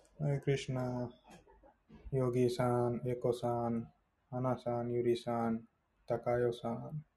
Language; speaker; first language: Japanese; non-native, learner; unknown